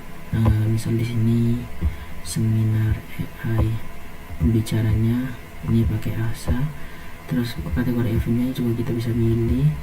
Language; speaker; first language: Indonesian; native; Indonesian